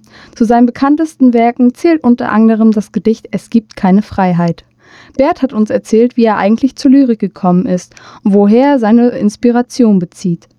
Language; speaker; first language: German; native; German